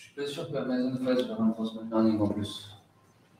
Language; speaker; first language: French; native; French